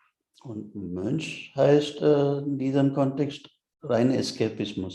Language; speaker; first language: German; non-native, fluent; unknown